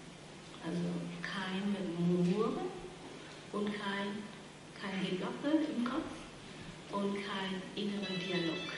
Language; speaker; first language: German; non-native, fluent; Vietnamese